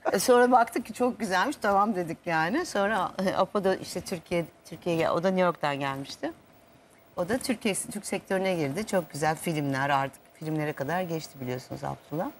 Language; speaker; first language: Turkish; native; Turkish